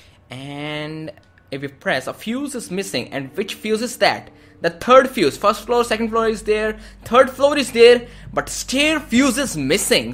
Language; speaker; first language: English; non-native, local second language; Punjabi